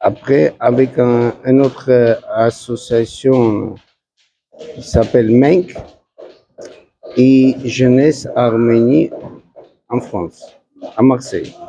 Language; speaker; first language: French; non-native, learner; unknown